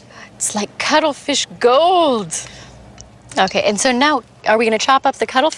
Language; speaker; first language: English; native; English